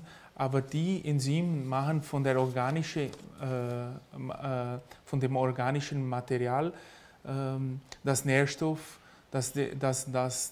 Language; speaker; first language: German; early bilingual, heritage; German